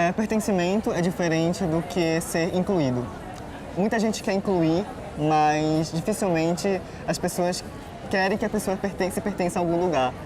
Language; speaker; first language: Portuguese; non-native, local second language; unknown